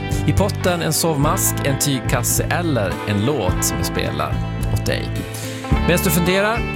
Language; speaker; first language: Swedish; native; Swedish